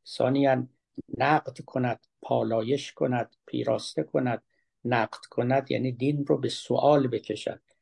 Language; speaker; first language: Persian; native; Persian